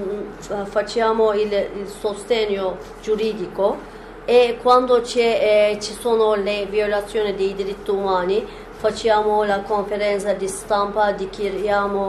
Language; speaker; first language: Italian; non-native, fluent; Turkish